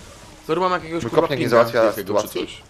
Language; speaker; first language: Polish; native; Polish